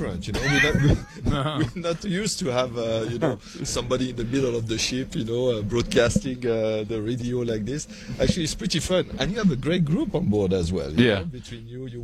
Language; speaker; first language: English; non-native, fluent; French